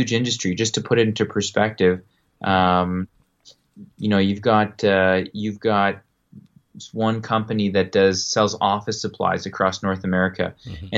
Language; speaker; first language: English; native; English